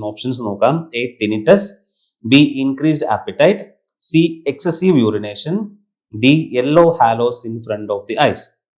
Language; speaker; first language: English; non-native, local second language; Malayalam